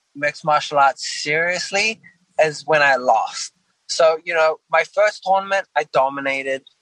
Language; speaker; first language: English; native; English